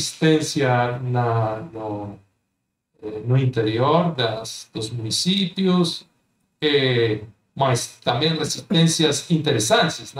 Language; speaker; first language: Portuguese; non-native, fluent; Spanish